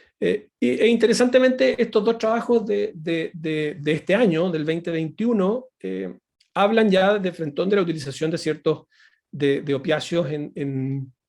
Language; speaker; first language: Spanish; native; Spanish